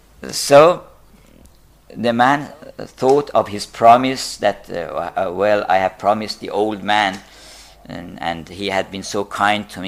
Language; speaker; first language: English; non-native, fluent; Persian